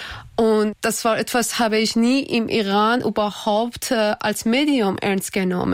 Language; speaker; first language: German; non-native, learner; Persian